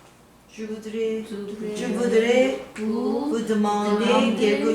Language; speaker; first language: French; non-native, learner; Korean